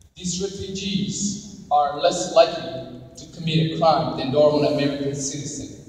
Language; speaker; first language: English; non-native, fluent; Somali